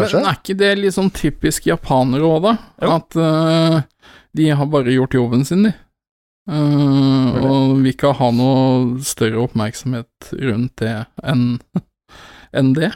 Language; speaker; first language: Norwegian; native; Norwegian